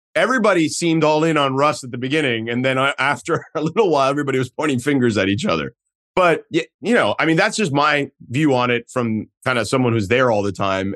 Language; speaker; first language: English; native; English